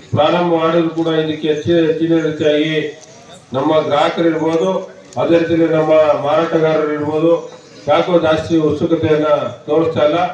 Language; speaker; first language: Kannada; native; Kannada